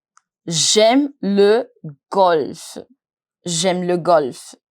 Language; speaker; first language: French; non-native, fluent; Hindi